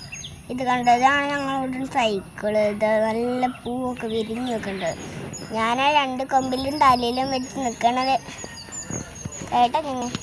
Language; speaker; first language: Malayalam; native; Malayalam